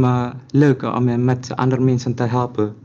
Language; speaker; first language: Dutch; non-native, learner; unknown